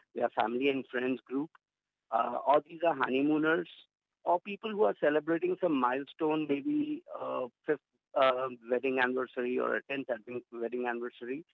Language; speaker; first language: English; non-native, local second language; Gujarati